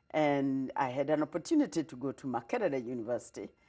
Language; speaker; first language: English; non-native, local second language; Kikuyu